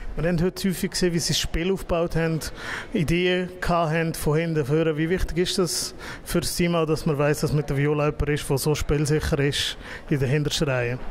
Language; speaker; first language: German; native; German